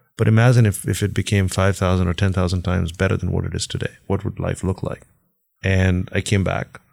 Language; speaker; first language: English; non-native, local second language; Hindi